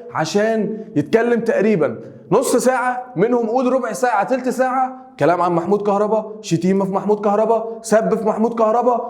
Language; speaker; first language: Arabic; native; Arabic